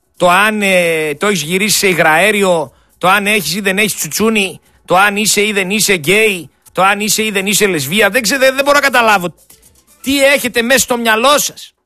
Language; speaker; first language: Greek; native; Greek